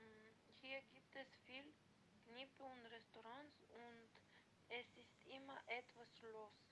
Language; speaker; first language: German; non-native, learner; Macedonian